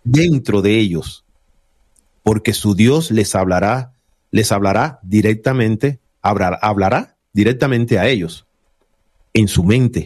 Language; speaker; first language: Spanish; native; Spanish